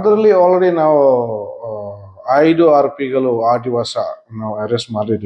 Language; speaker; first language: Kannada; non-native, fluent; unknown